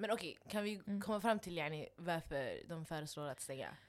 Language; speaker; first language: Swedish; non-native, local second language; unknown